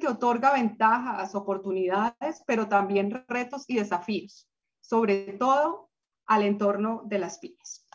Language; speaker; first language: Spanish; native; Spanish